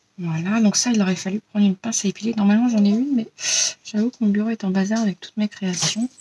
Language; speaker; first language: French; native; French